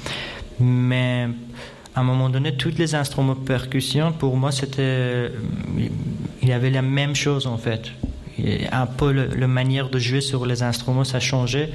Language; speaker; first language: French; non-native, fluent; Persian